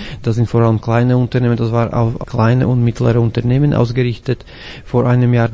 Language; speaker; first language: German; non-native, fluent; Slovak